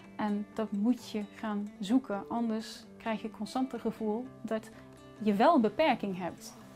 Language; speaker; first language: Dutch; non-native, fluent; English